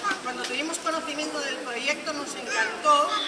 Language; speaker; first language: Spanish; native; Spanish